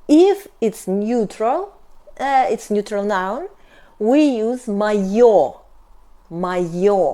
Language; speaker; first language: English; non-native, fluent; Russian